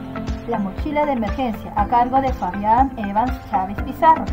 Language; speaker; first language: Spanish; native; Spanish